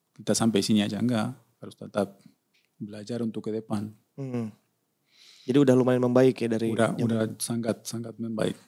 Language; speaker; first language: Indonesian; non-native, fluent; Spanish